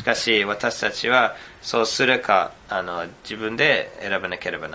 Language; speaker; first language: Japanese; non-native, fluent; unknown